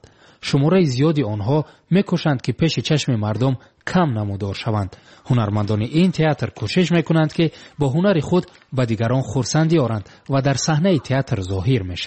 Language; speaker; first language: Tajik; native; Tajik